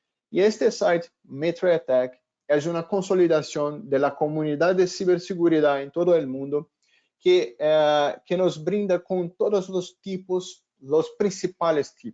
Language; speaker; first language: Spanish; non-native, fluent; Portuguese